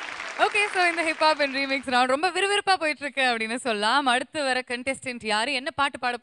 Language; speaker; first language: Tamil; native; Tamil